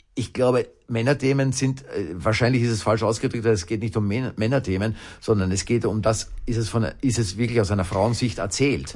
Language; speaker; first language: German; native; German